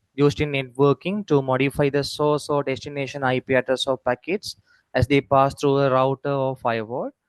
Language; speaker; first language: English; non-native, local second language; Tamil